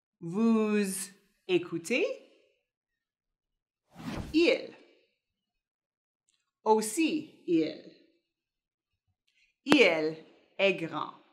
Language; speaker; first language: French; non-native, fluent; English